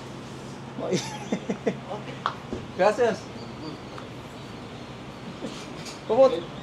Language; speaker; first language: Spanish; non-native, learner; English